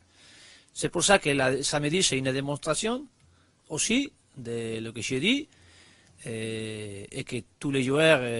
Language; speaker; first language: French; non-native, learner; Spanish